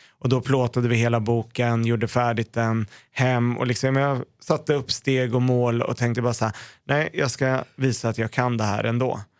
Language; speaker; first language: Swedish; early bilingual, other home language; Arabic